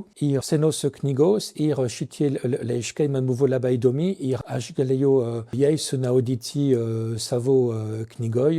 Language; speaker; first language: Lithuanian; non-native, fluent; French